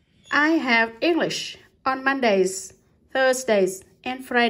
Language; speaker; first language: English; non-native, fluent; Vietnamese